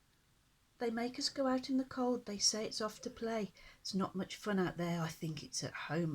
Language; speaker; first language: English; native; English